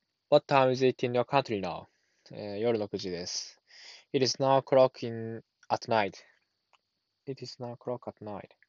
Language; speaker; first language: English; non-native, learner; Japanese